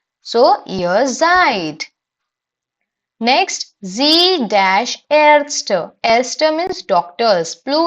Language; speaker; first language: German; non-native, fluent; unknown